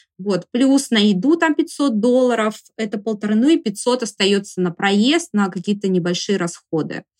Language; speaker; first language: Russian; native; Russian